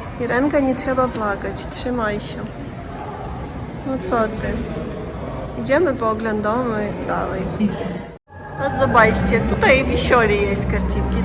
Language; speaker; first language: Polish; non-native, learner; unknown